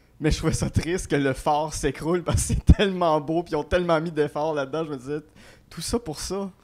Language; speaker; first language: French; native; French